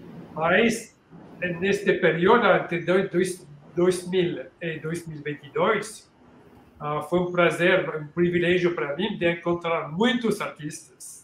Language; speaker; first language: Portuguese; non-native, learner; French